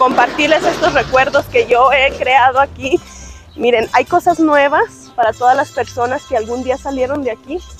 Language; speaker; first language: Spanish; native; Spanish